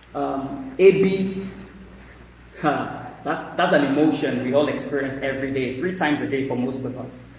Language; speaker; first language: English; non-native, local second language; Yoruba